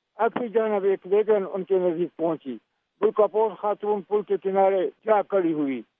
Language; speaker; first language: Urdu; non-native, local second language; Pashto